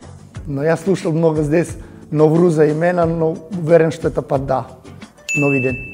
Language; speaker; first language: Russian; non-native, learner; Serbian